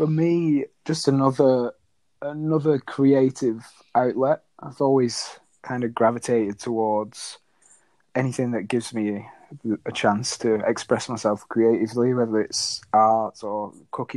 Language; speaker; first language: English; native; English